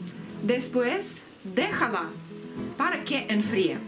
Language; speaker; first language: Spanish; non-native, learner; Russian